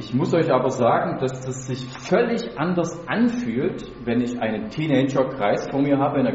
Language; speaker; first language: German; native; German